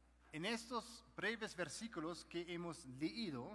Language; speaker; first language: Spanish; non-native, fluent; German